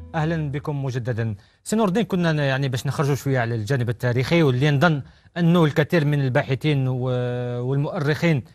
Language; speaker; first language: Arabic; native; Arabic